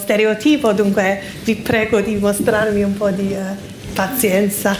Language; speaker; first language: Italian; non-native, fluent; English